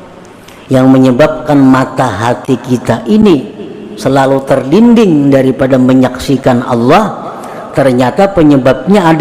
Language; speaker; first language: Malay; non-native, local second language; Banjar